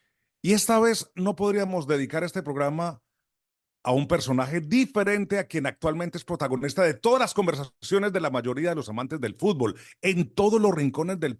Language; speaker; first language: Spanish; native; Spanish